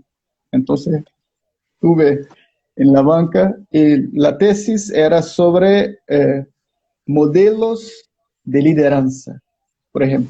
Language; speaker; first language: Spanish; non-native, fluent; Portuguese